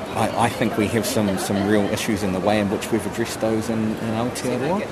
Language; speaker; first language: English; native; English